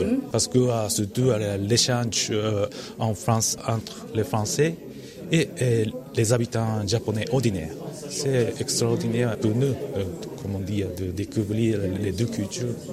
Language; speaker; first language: French; non-native, fluent; Japanese